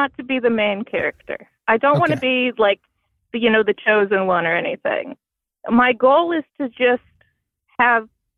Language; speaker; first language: English; native; English